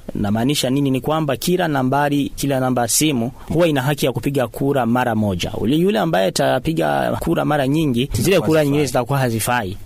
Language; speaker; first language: Swahili; non-native, local second language; Rundi